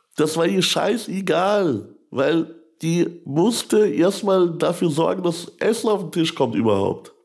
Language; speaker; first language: German; early bilingual, other home language; Russian